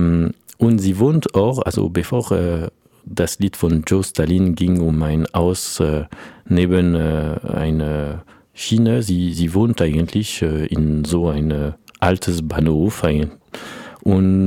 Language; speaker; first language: German; non-native, learner; French